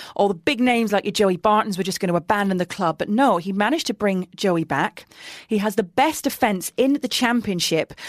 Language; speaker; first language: English; native; English